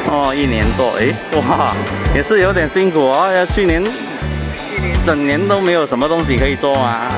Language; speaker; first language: Chinese; non-native, local second language; Cantonese